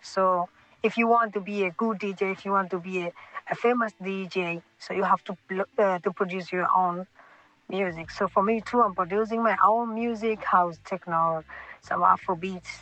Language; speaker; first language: English; non-native, local second language; Swahili